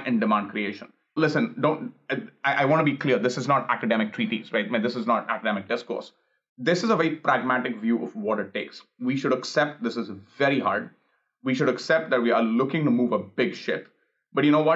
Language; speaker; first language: English; non-native, local second language; Hindi